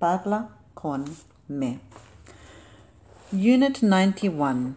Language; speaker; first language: Italian; non-native, fluent; English